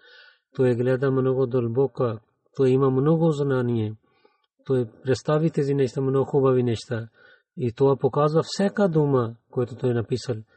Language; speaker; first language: Bulgarian; non-native, learner; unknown